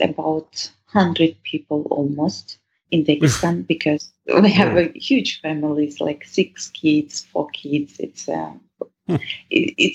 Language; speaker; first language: English; non-native, fluent; Russian